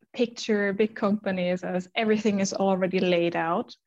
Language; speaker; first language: English; non-native, fluent; German